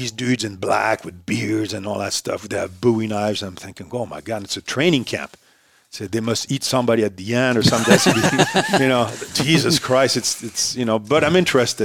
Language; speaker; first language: English; non-native, fluent; French